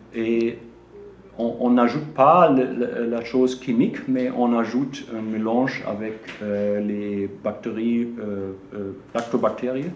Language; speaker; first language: French; non-native, learner; German